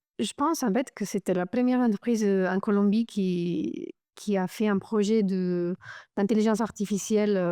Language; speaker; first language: French; non-native, fluent; Romanian